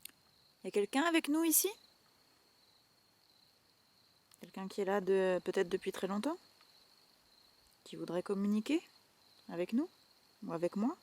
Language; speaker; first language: French; native; French